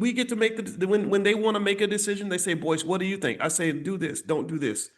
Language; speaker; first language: English; native; English